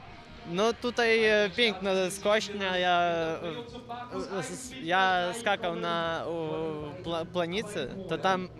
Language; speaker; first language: Polish; non-native, learner; Ukrainian